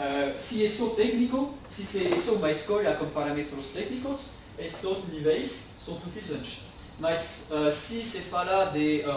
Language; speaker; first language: Portuguese; non-native, fluent; French